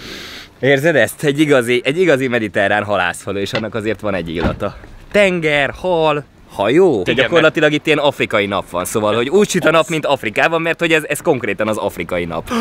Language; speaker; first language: Hungarian; native; Hungarian